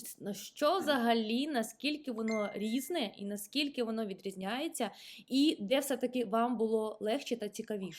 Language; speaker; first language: Ukrainian; native; Ukrainian